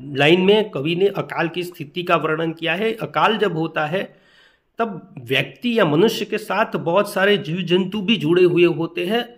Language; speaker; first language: Hindi; non-native, local second language; Gujarati